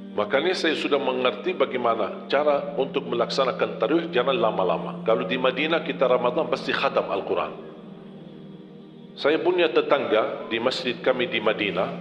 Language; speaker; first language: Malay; non-native, fluent; Arabic